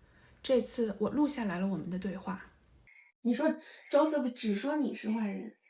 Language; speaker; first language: Chinese; native; Chinese